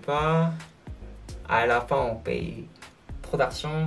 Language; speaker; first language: French; non-native, learner; Korean